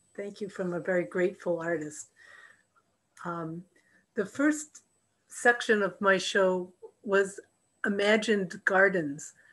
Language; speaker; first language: English; native; English